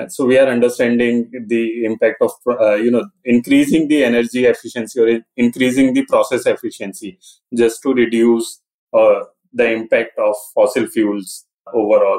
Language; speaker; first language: English; non-native, local second language; Hindi